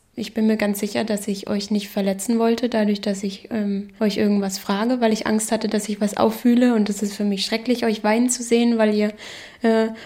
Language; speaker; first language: German; non-native, local second language; Danish